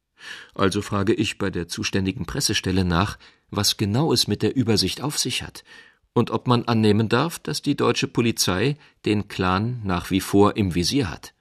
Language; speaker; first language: German; native; German